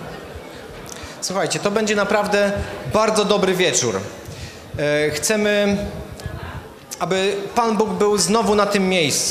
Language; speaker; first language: Polish; native; Polish